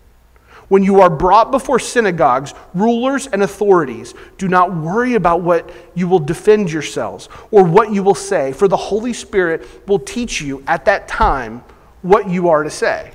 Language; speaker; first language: English; native; English